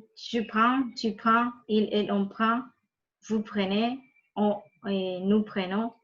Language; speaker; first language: French; non-native, fluent; Spanish